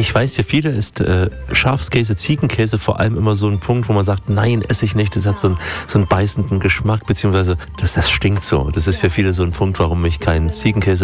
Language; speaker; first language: German; native; German